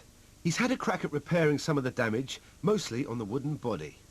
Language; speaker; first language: English; native; English